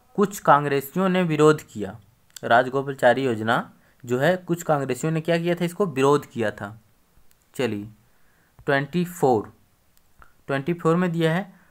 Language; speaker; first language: Hindi; native; Hindi